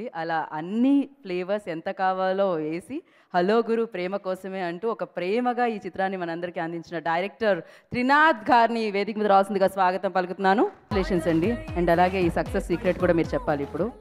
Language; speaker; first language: Telugu; native; Telugu